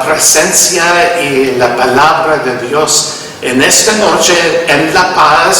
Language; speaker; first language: Spanish; non-native, learner; English